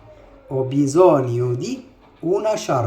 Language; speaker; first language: Italian; non-native, fluent; Arabic